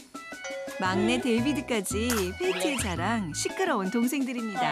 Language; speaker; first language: Korean; native; Korean